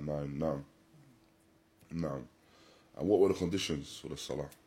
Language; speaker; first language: English; native; English